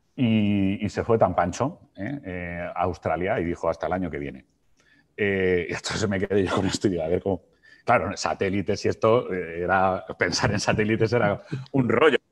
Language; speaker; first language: Spanish; native; Spanish